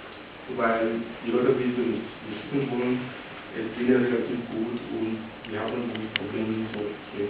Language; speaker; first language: German; non-native, fluent; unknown